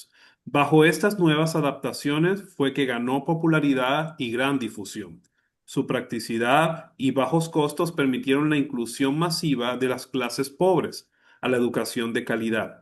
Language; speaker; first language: Spanish; native; Spanish